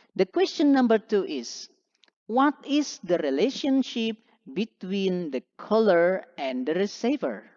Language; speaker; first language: English; non-native, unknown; Indonesian